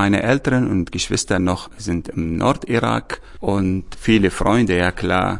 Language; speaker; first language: German; non-native, learner; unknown